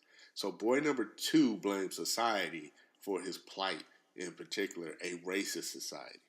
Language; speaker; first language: English; native; English